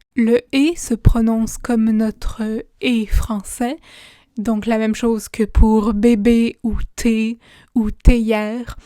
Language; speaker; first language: French; native; French